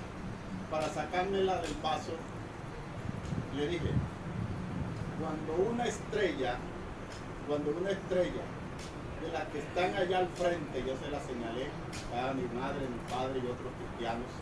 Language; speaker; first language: Spanish; native; Spanish